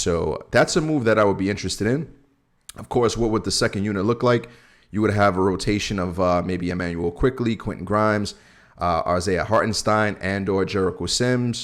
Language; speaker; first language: English; native; English